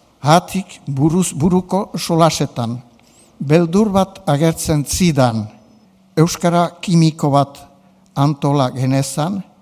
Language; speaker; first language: Basque; native; Basque